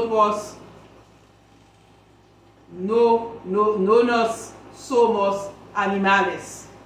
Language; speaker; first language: Spanish; non-native, learner; Haitian Creole